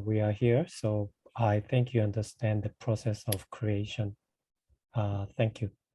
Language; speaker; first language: English; non-native, fluent; Korean